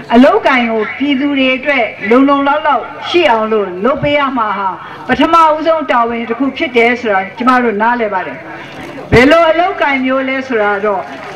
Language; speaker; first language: Burmese; native; Burmese